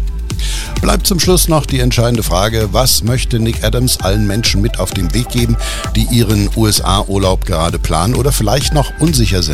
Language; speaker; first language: German; native; German